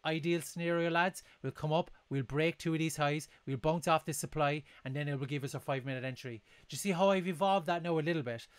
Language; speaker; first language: English; native; English